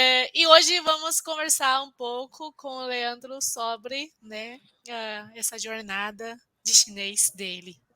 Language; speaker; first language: Portuguese; non-native, fluent; Chinese